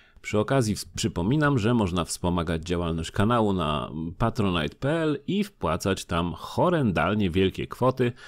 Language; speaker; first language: Polish; native; Polish